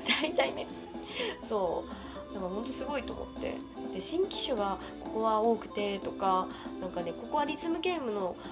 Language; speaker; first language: Japanese; native; Japanese